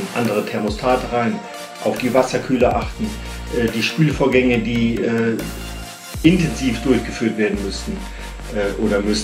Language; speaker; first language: German; native; German